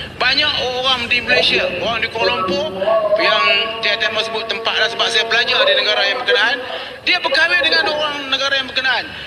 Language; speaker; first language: Malay; native; Malay